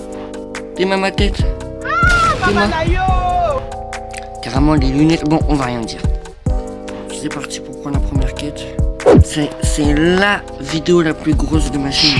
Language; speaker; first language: French; native; French